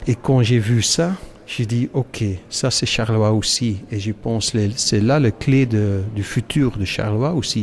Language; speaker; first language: French; non-native, local second language; Dutch